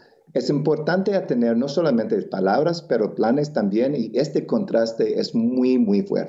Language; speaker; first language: Spanish; non-native, local second language; English